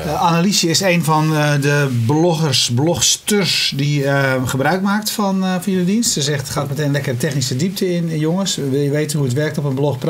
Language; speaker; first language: Dutch; native; Dutch